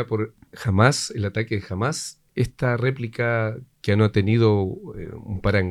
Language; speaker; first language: Spanish; native; Spanish